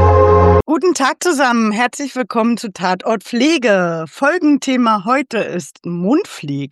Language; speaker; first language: German; native; German